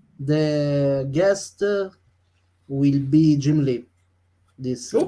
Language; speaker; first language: English; non-native, learner; Italian